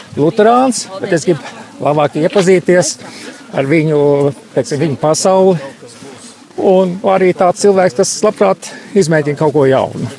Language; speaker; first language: Latvian; early bilingual, heritage; Latvian